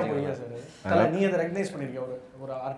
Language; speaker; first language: Tamil; native; Tamil